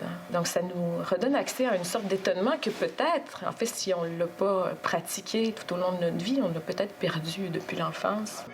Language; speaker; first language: French; native; French